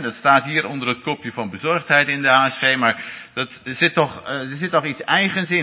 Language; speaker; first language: Dutch; native; Dutch